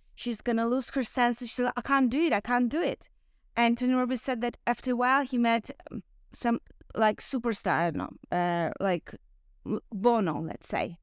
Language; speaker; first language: English; non-native, fluent; Ukrainian